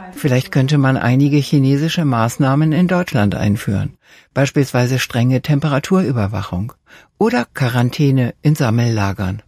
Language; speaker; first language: German; native; German